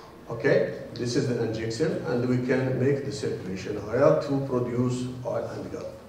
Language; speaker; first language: English; non-native, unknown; Arabic